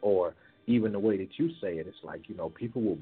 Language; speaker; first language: English; native; English